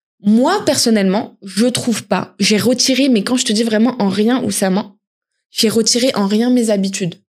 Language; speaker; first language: French; early bilingual, other home language; Arabic